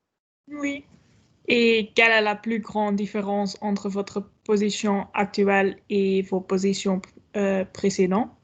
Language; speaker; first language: French; non-native, learner; Dutch